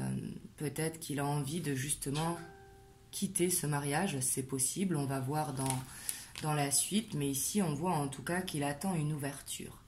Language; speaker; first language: French; native; French